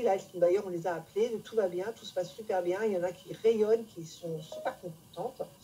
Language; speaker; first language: French; native; French